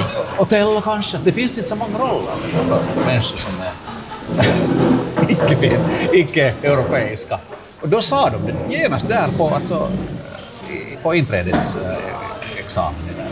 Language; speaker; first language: Swedish; non-native, local second language; Finnish